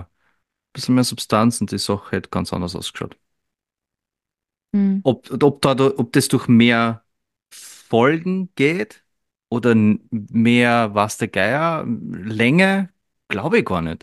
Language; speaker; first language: German; native; German